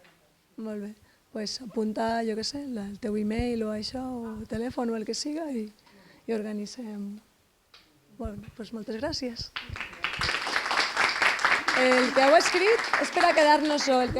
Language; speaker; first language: Catalan; native; Catalan